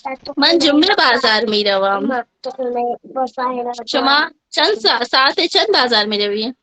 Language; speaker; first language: Persian; non-native, learner; Urdu